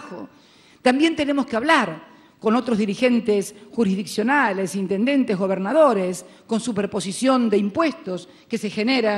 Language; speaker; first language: Spanish; native; Spanish